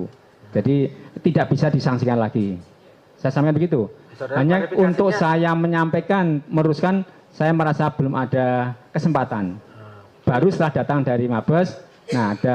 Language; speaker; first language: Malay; non-native, local second language; Javanese